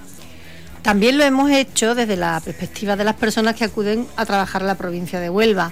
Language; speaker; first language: Spanish; native; Spanish